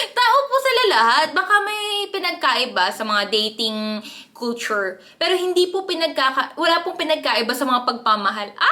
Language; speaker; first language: Filipino; early bilingual, other home language; Korean